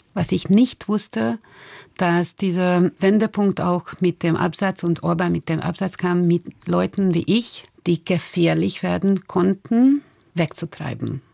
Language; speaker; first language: German; non-native, fluent; Hungarian